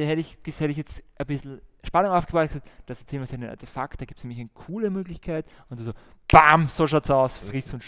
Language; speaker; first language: German; native; German